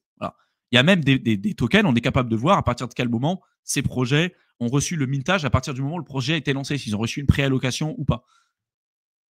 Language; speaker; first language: French; native; French